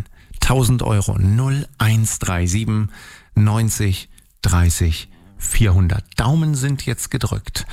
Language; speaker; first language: German; native; German